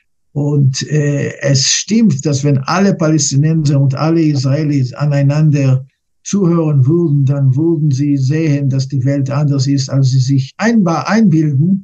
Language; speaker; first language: German; non-native, fluent; English